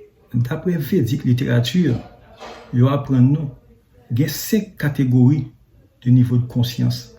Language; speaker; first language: French; non-native, learner; Haitian Creole